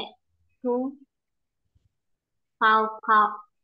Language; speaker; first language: Chinese; non-native, learner; Indonesian